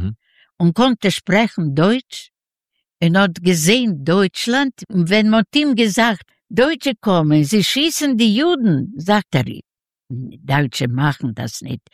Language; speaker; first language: German; early bilingual, other home language; Yiddish